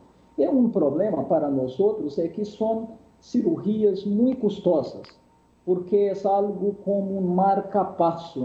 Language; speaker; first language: Spanish; non-native, fluent; Portuguese